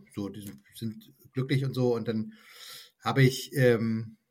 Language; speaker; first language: German; native; German